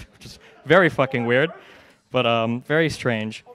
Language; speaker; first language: English; native; English